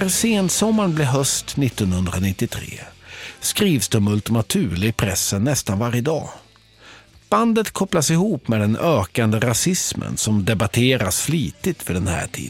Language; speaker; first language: Swedish; native; Swedish